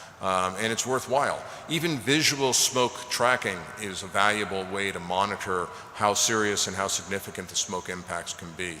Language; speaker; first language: English; native; English